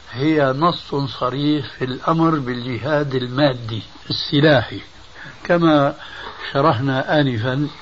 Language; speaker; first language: Arabic; early bilingual, other home language; Albanian